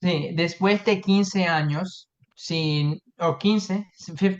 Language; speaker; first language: Spanish; non-native, fluent; English